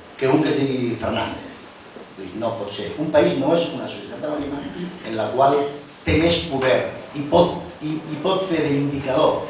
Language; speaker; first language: Catalan; non-native, local second language; Spanish